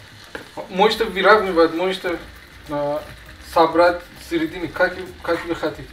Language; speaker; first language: Russian; non-native, learner; Persian